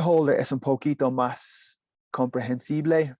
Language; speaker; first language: Spanish; non-native, learner; English